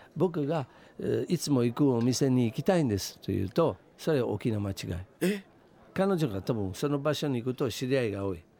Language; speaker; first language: Japanese; non-native, fluent; Italian